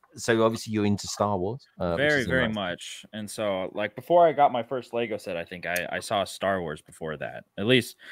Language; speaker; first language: English; native; English